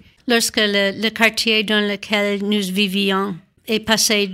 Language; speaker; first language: French; non-native, learner; English